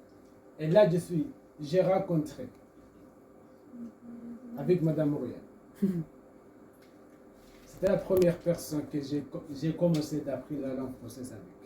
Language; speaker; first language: French; non-native, learner; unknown